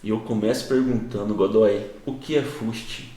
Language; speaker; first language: Portuguese; native; Portuguese